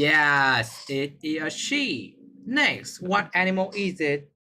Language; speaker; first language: English; non-native, fluent; Vietnamese